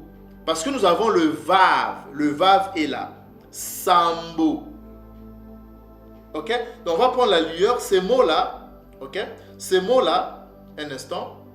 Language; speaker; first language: French; non-native, local second language; Kongo